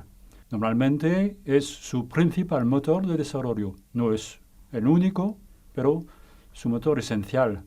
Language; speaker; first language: Spanish; non-native, fluent; French